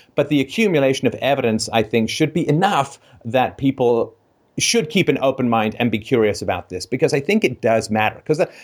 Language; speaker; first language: English; native; English